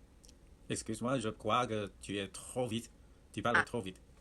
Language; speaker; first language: French; non-native, learner; Chinese